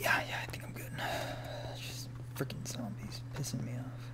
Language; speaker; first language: English; native; English